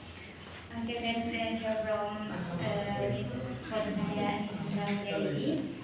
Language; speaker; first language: English; non-native, learner; Indonesian